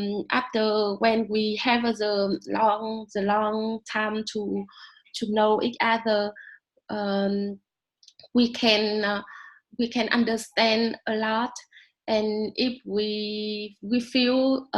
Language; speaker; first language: English; non-native, learner; Vietnamese